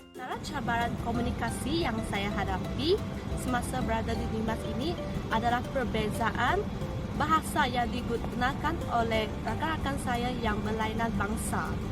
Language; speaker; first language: Malay; non-native, local second language; Iban